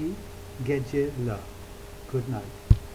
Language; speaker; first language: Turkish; non-native, learner; English